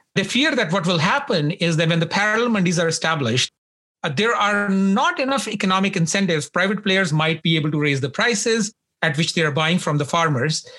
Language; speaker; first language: English; non-native, local second language; Punjabi